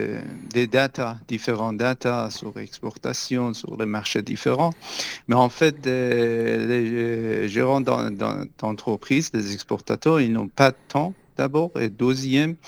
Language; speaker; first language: French; non-native, fluent; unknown